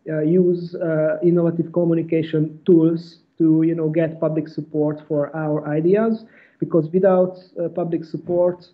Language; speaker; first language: English; non-native, fluent; Hungarian